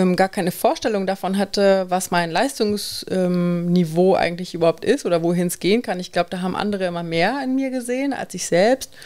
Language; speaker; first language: German; native; German